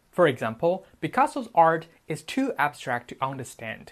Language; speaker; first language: English; non-native, fluent; Chinese